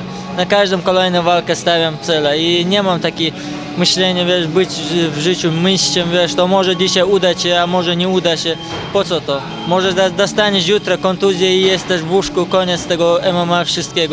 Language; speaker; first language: Polish; non-native, fluent; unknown